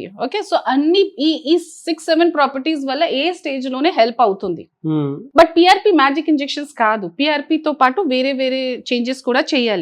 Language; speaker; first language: Telugu; non-native, local second language; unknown